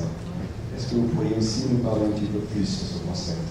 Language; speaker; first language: French; non-native, fluent; Portuguese